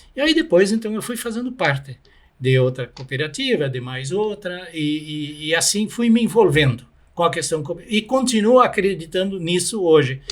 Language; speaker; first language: Portuguese; non-native, local second language; German